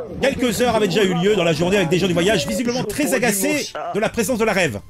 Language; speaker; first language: French; native; French